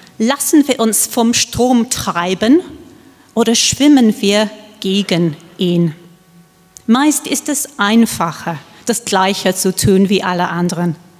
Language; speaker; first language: German; non-native, fluent; English